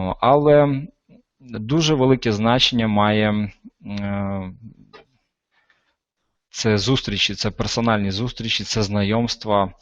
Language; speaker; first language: Ukrainian; non-native, local second language; Russian